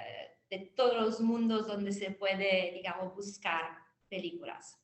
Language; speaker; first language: Spanish; non-native, fluent; Italian